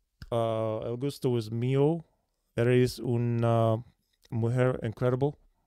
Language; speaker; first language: Spanish; non-native, learner; English